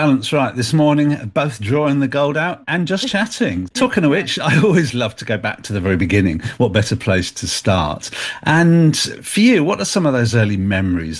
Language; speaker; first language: English; native; English